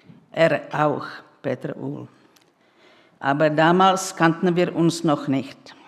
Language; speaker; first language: German; non-native, fluent; Czech